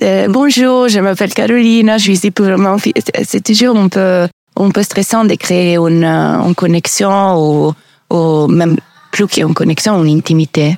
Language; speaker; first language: French; non-native, learner; Italian